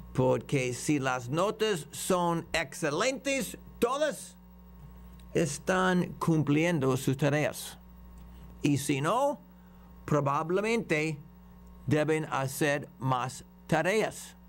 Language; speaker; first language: Spanish; non-native, fluent; English